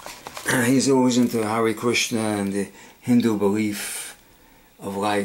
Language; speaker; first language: English; native; English